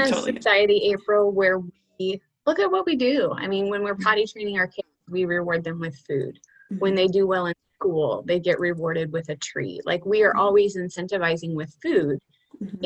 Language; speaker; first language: English; native; English